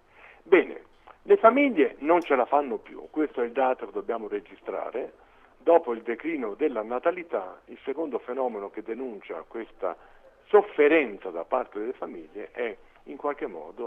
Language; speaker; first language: Italian; native; Italian